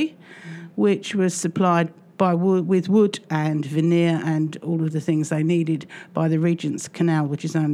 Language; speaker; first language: English; native; English